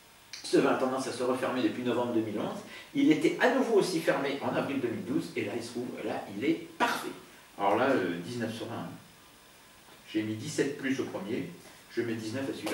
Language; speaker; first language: French; native; French